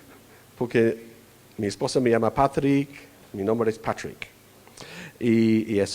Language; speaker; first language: Spanish; non-native, fluent; English